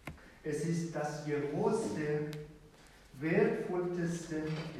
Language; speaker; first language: German; non-native, fluent; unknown